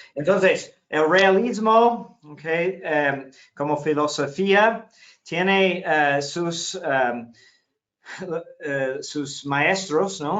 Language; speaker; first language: Spanish; non-native, fluent; English